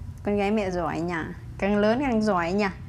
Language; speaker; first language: Vietnamese; native; Vietnamese